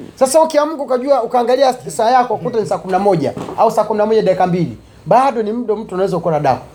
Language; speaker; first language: Swahili; native; Swahili